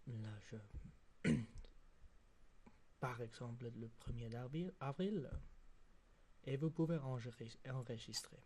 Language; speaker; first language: French; non-native, local second language; German